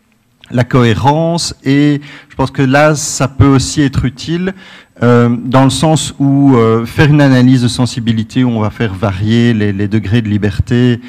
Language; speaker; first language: French; native; French